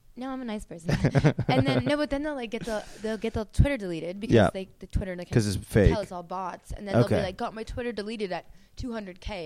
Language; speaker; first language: English; native; English